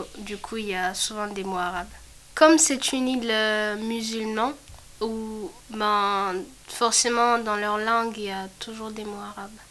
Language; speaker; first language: French; non-native, local second language; Comorian